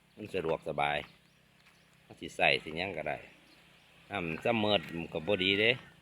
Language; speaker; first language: Thai; native; Thai